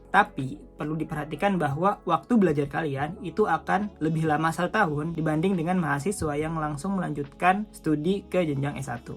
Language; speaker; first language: Indonesian; native; Indonesian